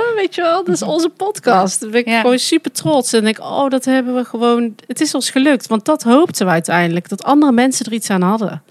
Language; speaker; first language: Dutch; native; Dutch